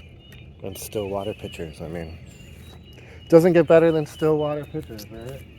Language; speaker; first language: English; native; English